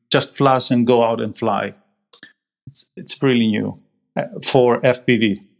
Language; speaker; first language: English; non-native, fluent; Greek